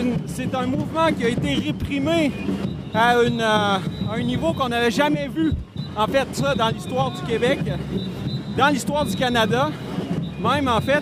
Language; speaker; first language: French; native; French